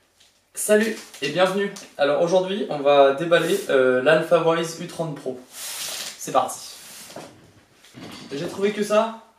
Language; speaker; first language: French; native; French